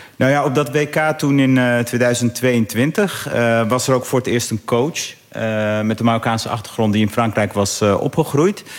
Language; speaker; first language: Dutch; early bilingual, other home language; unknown